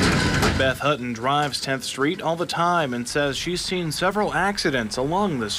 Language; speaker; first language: English; native; English